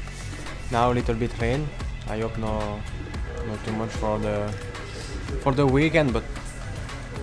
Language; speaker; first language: English; non-native, learner; French